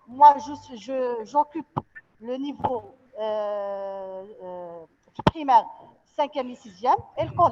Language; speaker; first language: French; non-native, local second language; Arabic